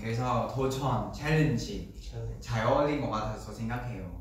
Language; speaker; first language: Korean; non-native, learner; Vietnamese